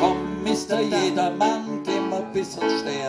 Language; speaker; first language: German; native; German